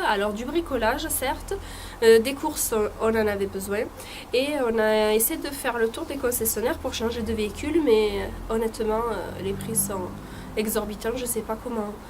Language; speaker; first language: French; early bilingual, other home language; Italian